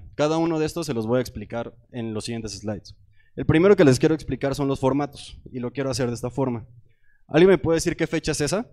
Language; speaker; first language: Spanish; native; Spanish